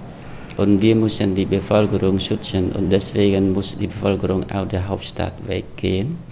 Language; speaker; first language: German; non-native, fluent; Khmer